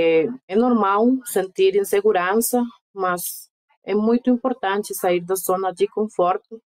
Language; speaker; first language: Portuguese; non-native, fluent; Spanish